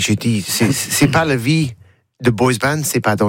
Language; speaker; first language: French; non-native, learner; English